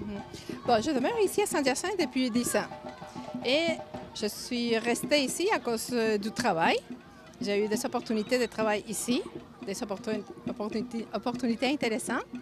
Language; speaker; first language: French; non-native, fluent; Spanish